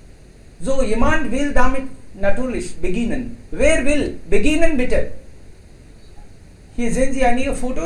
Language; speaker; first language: German; non-native, fluent; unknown